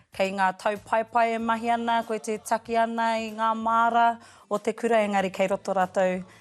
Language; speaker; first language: Māori; non-native, local second language; English